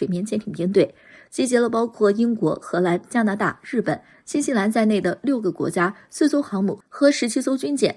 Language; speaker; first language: Chinese; native; Chinese